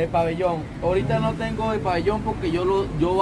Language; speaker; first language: Spanish; native; Spanish